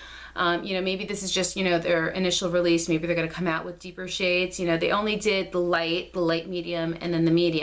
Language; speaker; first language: English; native; English